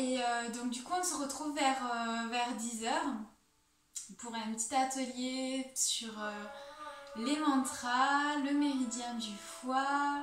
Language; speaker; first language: French; native; French